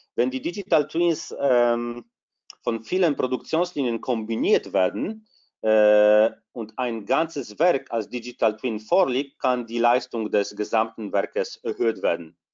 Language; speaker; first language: German; non-native, fluent; Polish